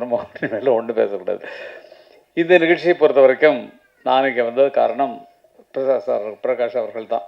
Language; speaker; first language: Tamil; native; Tamil